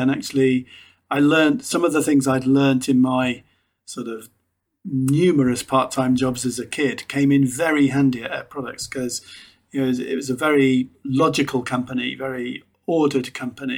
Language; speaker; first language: English; native; English